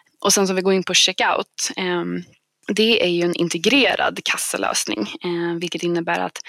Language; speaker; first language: Swedish; native; Swedish